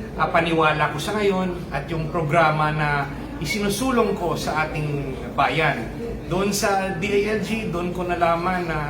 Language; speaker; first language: Filipino; non-native, local second language; Hiligaynon